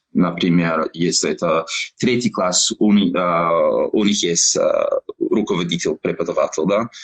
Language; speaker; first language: Russian; non-native, learner; English